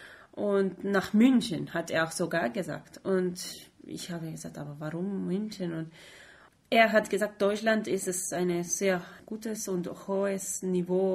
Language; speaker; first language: German; non-native, fluent; Spanish